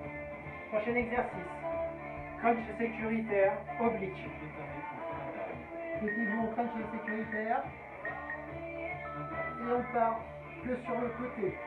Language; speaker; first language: French; native; French